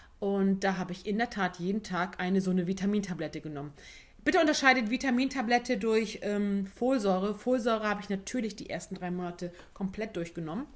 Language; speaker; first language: German; early bilingual, other home language; Turkish